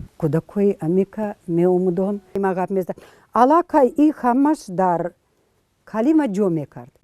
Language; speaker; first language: Tajik; non-native, fluent; Russian